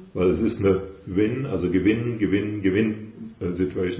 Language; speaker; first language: German; native; German